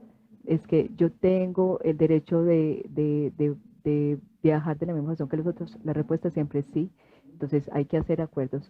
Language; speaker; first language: Spanish; non-native, fluent; French